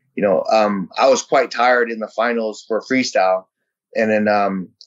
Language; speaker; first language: English; early bilingual, other home language; Vietnamese